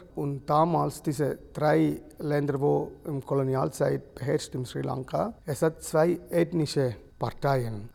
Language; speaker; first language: German; non-native, fluent; Sinhala